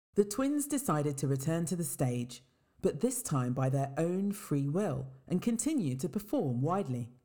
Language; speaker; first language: English; native; English